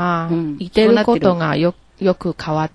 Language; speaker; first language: Japanese; non-native, learner; Chinese